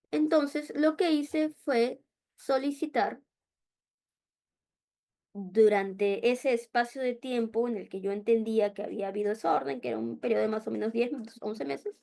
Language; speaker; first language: Spanish; native; Spanish